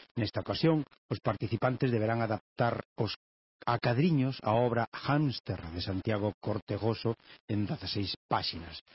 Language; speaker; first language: Galician; native; Galician